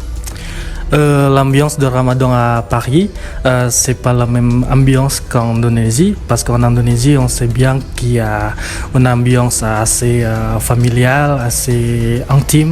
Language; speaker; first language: French; non-native, fluent; Indonesian